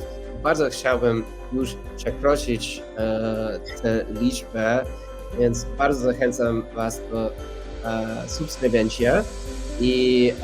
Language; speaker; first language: Polish; non-native, fluent; English